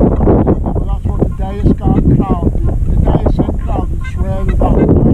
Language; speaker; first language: English; native; English